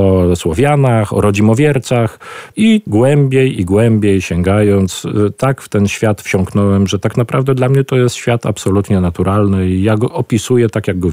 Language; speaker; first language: Polish; native; Polish